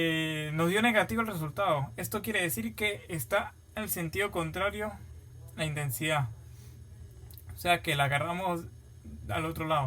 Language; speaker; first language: Spanish; native; Spanish